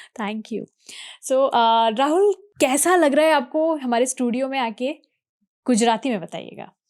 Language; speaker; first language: Hindi; native; Hindi